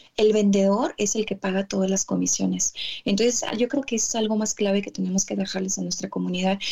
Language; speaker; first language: Spanish; native; Spanish